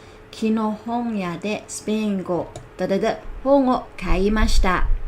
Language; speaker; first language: Japanese; non-native, learner; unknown